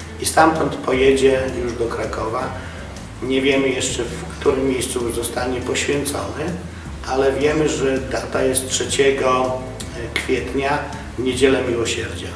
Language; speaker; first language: Polish; native; Polish